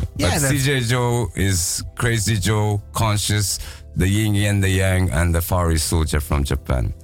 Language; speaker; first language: English; non-native, fluent; Japanese